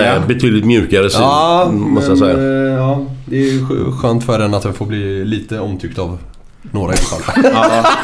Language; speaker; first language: Swedish; native; Swedish